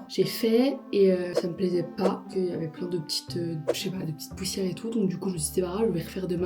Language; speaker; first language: French; native; French